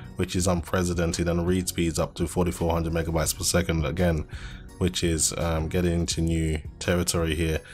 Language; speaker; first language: English; native; English